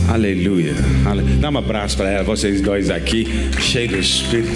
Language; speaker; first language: Portuguese; non-native, learner; English